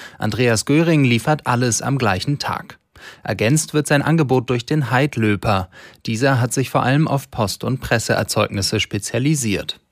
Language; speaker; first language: German; native; German